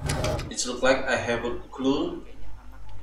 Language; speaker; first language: English; non-native, learner; Indonesian